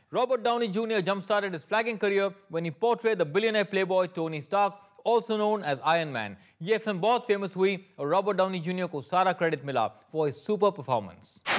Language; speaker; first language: Hindi; native; Hindi